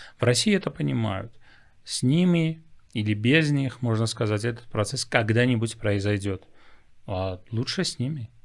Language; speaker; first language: Russian; non-native, local second language; Armenian